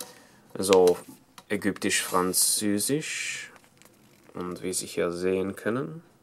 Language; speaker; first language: German; non-native, fluent; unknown